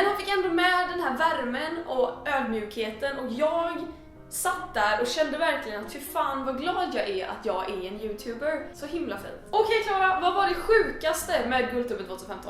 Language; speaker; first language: Swedish; native; Swedish